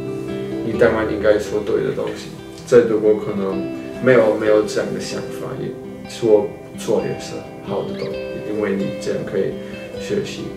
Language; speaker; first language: Chinese; non-native, fluent; German